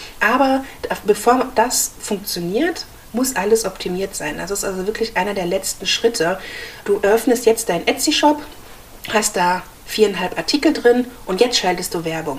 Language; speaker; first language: German; native; German